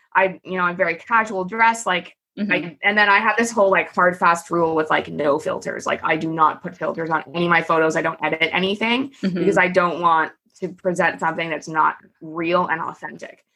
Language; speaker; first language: English; native; English